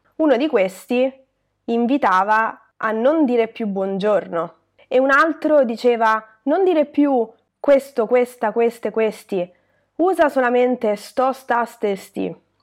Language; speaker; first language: Italian; native; Italian